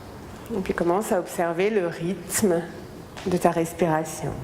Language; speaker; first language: French; native; French